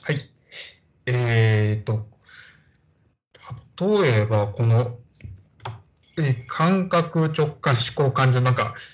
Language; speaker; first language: Japanese; native; Japanese